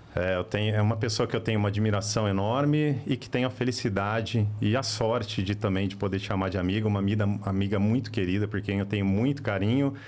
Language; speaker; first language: Portuguese; native; Portuguese